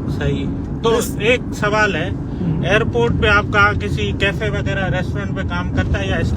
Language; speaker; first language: Hindi; non-native, local second language; Sindhi